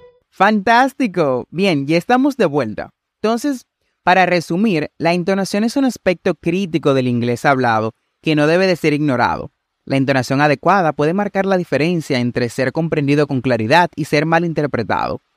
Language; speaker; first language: Spanish; native; Spanish